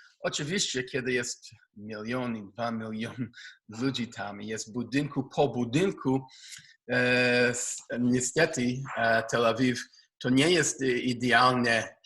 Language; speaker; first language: Polish; non-native, learner; Hebrew